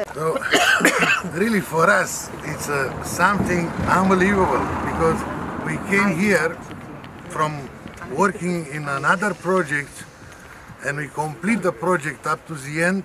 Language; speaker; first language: English; non-native, learner; Romanian